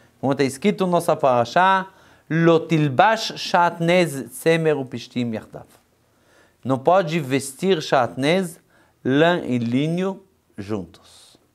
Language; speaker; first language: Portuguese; non-native, fluent; Hebrew